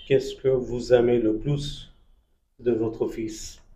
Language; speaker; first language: French; non-native, fluent; Bangla